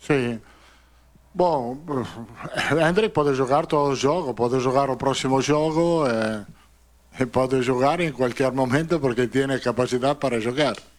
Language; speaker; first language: Portuguese; non-native, learner; Italian